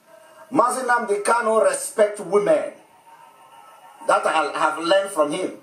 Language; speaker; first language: English; non-native, local second language; Igbo